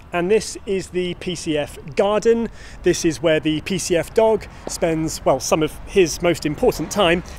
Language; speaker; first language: English; early bilingual, heritage; English